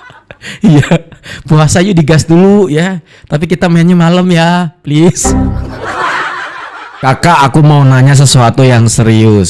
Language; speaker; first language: Indonesian; native; Indonesian